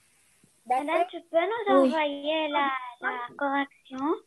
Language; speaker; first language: French; non-native, learner; Arabic